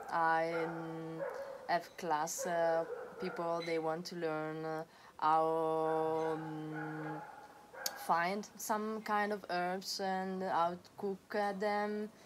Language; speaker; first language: English; non-native, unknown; Italian